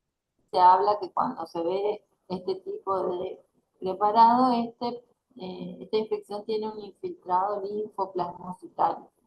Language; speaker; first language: Spanish; native; Spanish